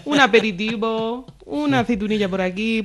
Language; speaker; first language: Spanish; native; Spanish